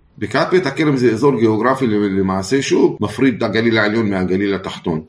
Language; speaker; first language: Hebrew; non-native, local second language; Arabic